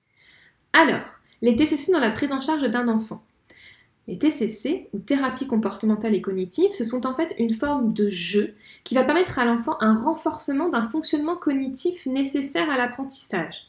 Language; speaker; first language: French; native; French